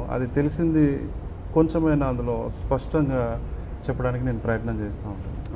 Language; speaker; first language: Telugu; native; Telugu